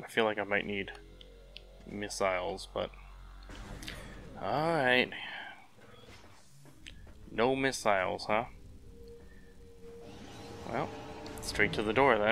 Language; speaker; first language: English; native; English